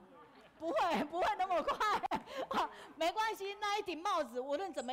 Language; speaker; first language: Chinese; native; Chinese